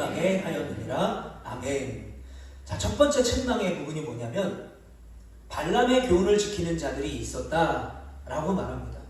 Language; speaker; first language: Korean; native; Korean